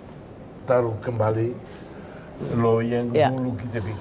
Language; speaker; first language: Indonesian; non-native, fluent; Tetum